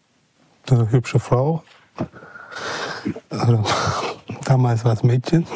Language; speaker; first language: German; non-native, fluent; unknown